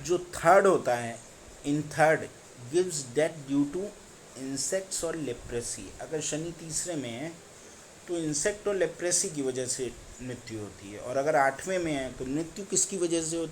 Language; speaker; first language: Hindi; native; Hindi